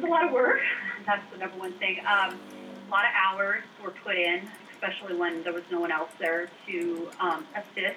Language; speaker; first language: English; native; English